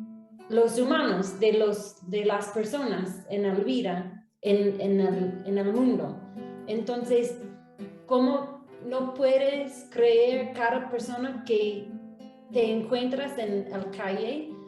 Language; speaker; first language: Spanish; non-native, fluent; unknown